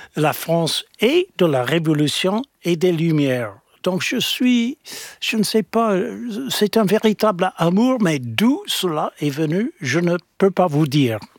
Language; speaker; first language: French; non-native, fluent; English